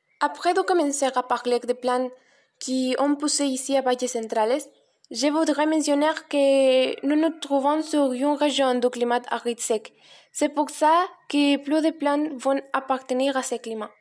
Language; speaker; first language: French; non-native, learner; Spanish